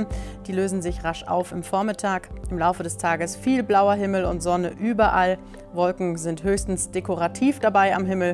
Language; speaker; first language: German; native; German